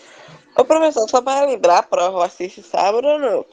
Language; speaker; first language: Portuguese; native; Portuguese